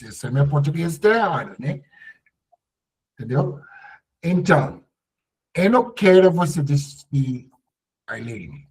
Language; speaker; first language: Portuguese; non-native, learner; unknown